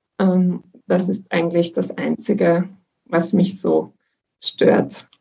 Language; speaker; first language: German; native; German